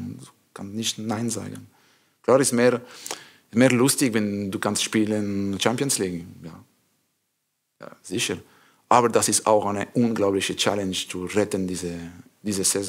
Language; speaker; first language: German; non-native, learner; French